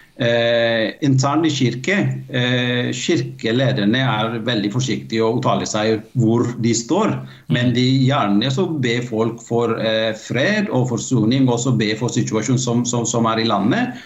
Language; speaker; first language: Norwegian; non-native, fluent; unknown